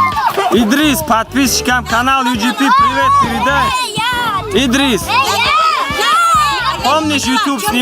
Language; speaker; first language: Russian; non-native, local second language; Tajik